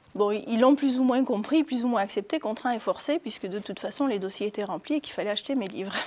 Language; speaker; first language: French; early bilingual, other home language; Arabic